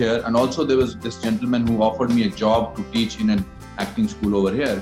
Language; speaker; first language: English; non-native, local second language; Hindi